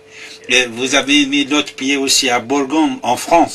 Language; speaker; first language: French; non-native, fluent; Persian